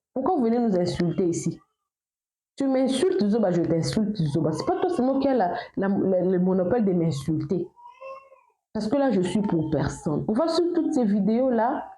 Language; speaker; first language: French; non-native, local second language; Lingala